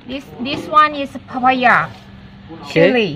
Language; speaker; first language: English; non-native, learner; Thai